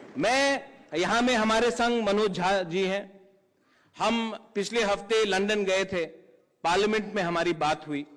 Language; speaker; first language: Hindi; non-native, local second language; Kok Borok